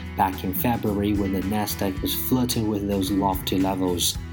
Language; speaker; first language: English; non-native, fluent; Chinese